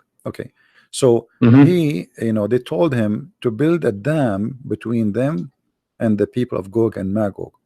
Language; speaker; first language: English; non-native, local second language; Arabic